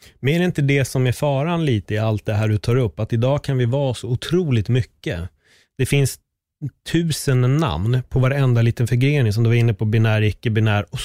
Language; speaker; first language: Swedish; native; Swedish